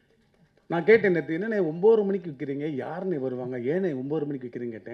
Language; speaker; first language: Tamil; native; Tamil